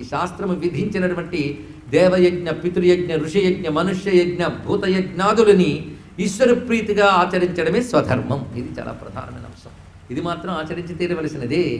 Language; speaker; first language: Telugu; native; Telugu